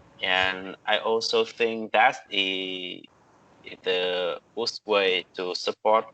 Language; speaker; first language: English; non-native, learner; Vietnamese